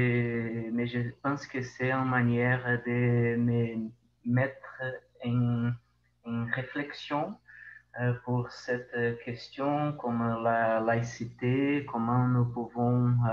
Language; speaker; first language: French; non-native, learner; Portuguese